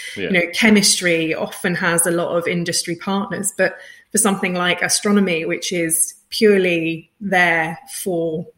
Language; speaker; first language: English; native; English